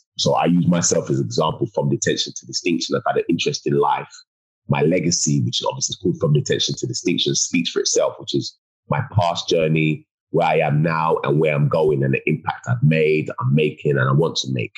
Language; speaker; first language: English; native; English